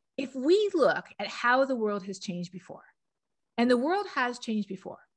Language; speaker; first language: English; native; English